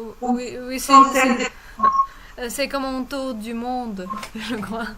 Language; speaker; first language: French; non-native, fluent; Russian